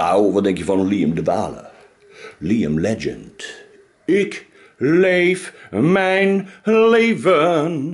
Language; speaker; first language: Dutch; native; Dutch